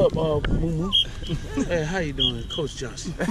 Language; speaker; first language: English; native; English